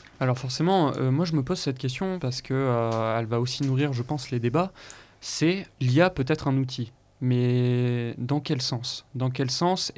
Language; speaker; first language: French; native; French